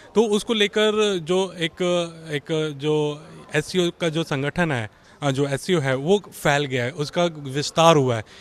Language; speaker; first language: Hindi; native; Hindi